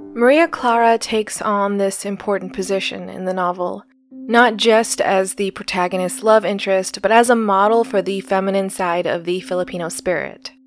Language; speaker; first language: English; early bilingual, other home language; Filipino